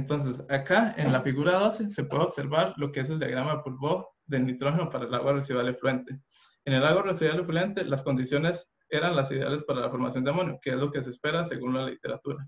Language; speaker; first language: Spanish; native; Spanish